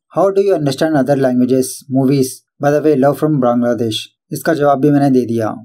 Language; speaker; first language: Hindi; non-native, local second language; Urdu